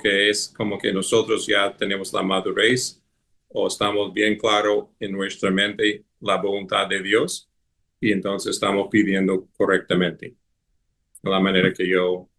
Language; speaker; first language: Spanish; non-native, fluent; English